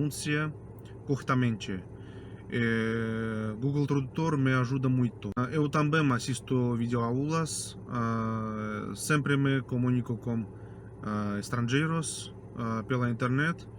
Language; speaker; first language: Portuguese; non-native, fluent; Russian